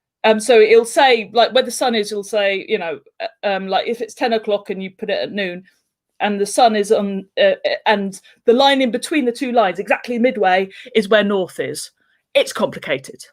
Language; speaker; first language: English; native; English